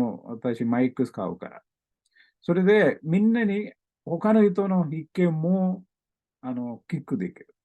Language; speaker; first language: Japanese; non-native, learner; Malayalam